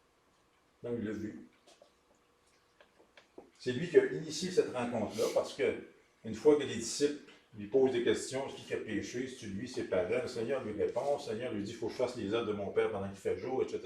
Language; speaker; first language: French; native; French